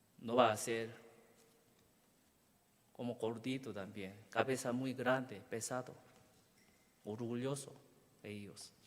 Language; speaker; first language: Spanish; non-native, learner; Korean